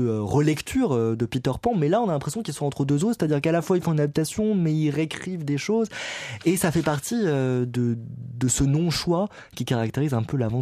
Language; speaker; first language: French; native; French